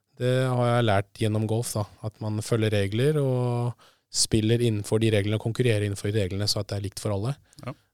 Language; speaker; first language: Norwegian; early bilingual, other home language; Spanish